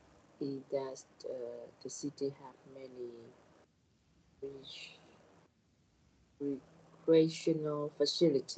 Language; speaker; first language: English; non-native, learner; Thai